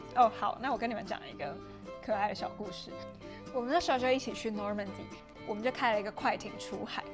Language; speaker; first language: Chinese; native; Chinese